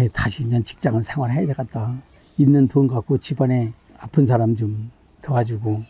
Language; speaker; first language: Korean; native; Korean